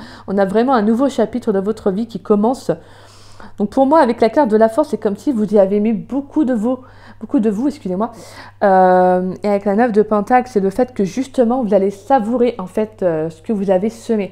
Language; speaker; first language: French; native; French